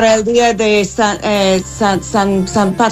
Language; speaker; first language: Spanish; non-native, fluent; English